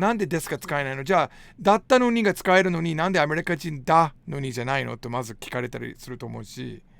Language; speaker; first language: Japanese; non-native, fluent; English